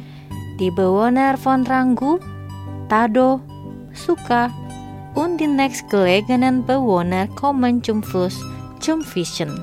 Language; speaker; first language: German; non-native, fluent; Indonesian